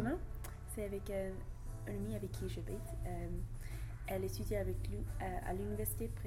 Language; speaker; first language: French; non-native, learner; English